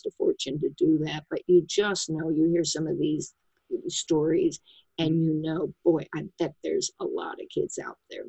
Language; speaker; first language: English; native; English